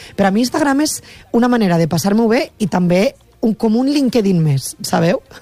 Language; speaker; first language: Catalan; native; Catalan